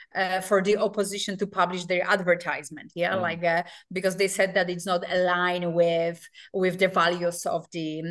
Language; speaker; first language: English; non-native, fluent; Polish